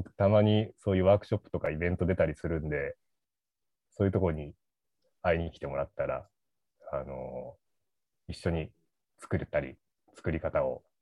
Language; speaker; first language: Japanese; native; Japanese